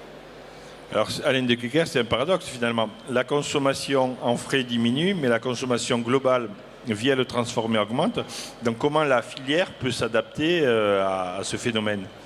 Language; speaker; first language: French; native; French